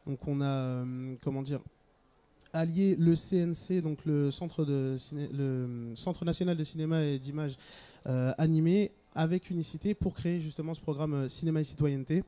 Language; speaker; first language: French; native; French